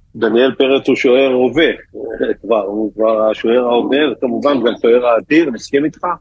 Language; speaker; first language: Hebrew; native; Hebrew